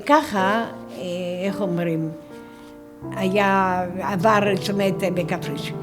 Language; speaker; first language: Hebrew; non-native, fluent; Greek